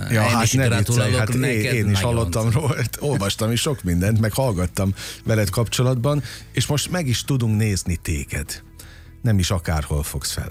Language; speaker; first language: Hungarian; native; Hungarian